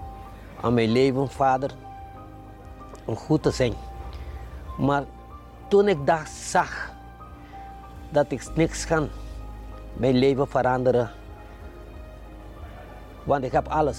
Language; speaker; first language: Dutch; non-native, local second language; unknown